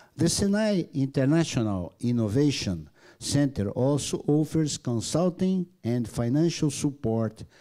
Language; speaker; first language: English; non-native, learner; Portuguese